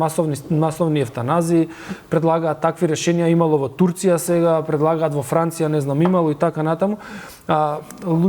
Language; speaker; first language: Macedonian; native; Macedonian